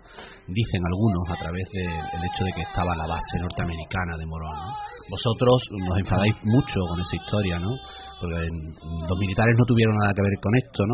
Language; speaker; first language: Spanish; native; Spanish